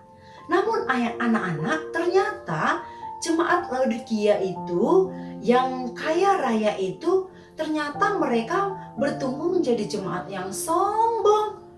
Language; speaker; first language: Indonesian; native; Indonesian